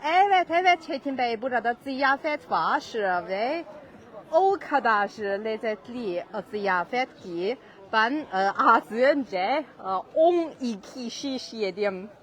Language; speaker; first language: Turkish; non-native, learner; Chinese